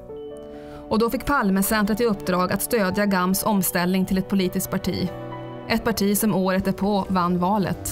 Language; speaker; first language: Swedish; native; Swedish